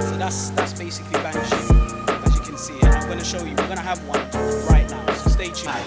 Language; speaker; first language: English; native; English